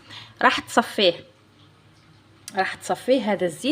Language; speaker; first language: Arabic; native; Arabic